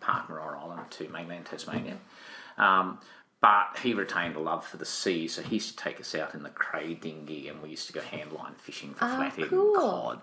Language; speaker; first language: English; native; English